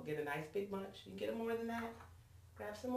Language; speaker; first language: English; native; English